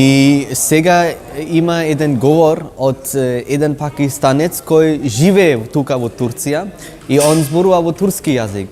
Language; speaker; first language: Macedonian; non-native, local second language; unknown